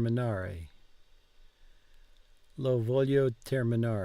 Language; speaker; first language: Italian; non-native, learner; English